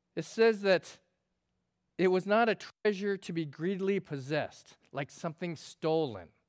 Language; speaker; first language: English; native; English